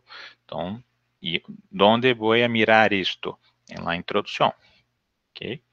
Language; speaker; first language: Spanish; non-native, learner; Portuguese